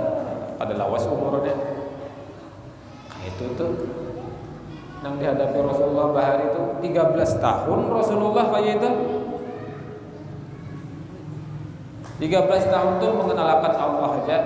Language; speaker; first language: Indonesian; non-native, local second language; Banjar